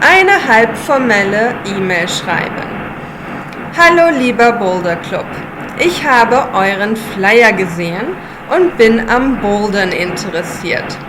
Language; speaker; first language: German; non-native, fluent; English